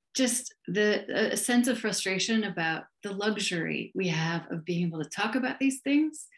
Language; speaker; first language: English; native; English